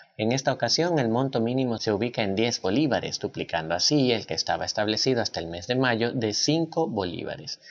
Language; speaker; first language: Spanish; native; Spanish